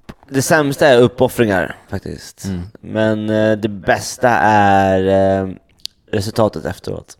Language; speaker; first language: Swedish; native; Swedish